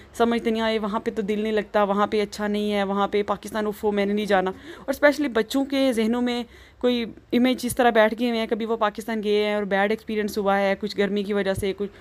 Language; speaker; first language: Urdu; native; Urdu